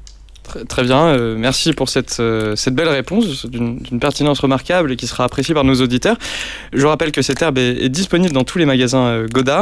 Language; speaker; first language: French; native; French